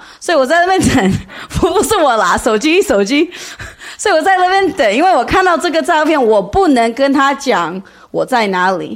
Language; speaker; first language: Chinese; early bilingual, heritage; English